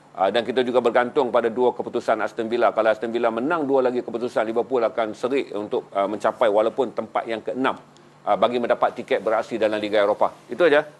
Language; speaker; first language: Malay; native; Malay